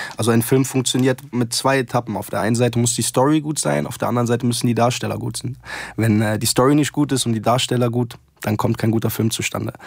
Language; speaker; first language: German; early bilingual, other home language; Arabic